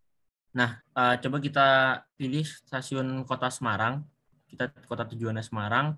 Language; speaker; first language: Indonesian; native; Indonesian